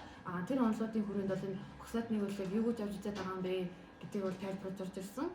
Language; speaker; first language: Mongolian; native; Mongolian